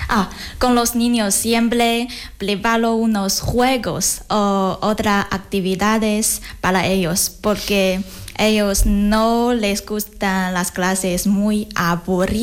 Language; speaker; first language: Spanish; non-native, learner; Chinese